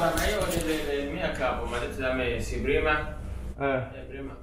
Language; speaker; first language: Italian; non-native, learner; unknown